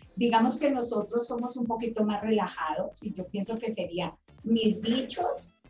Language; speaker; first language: Spanish; native; Spanish